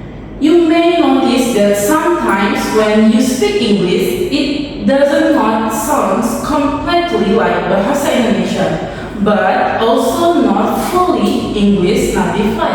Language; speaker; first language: English; non-native, learner; Indonesian